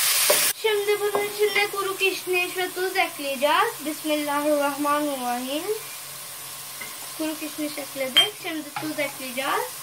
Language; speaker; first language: Turkish; non-native, learner; Urdu